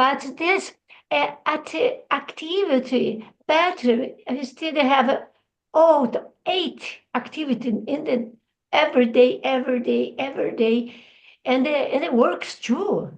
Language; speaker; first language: English; non-native, learner; Portuguese